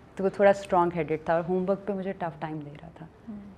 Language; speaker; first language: Urdu; native; Urdu